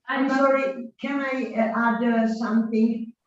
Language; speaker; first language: English; non-native, learner; Italian